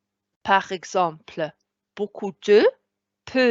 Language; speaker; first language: French; non-native, fluent; Welsh